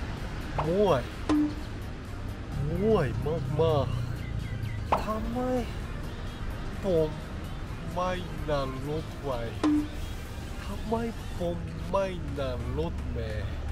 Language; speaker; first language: Thai; non-native, learner; Japanese